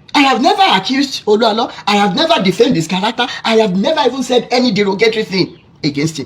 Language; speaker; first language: English; non-native, local second language; Yoruba